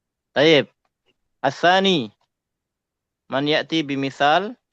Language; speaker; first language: Arabic; non-native, local second language; Indonesian